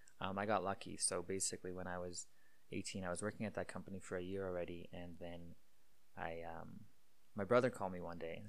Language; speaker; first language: English; native; English